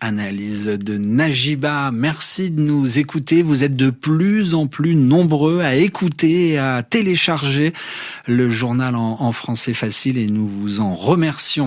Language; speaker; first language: French; native; French